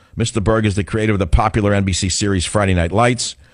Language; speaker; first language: English; native; English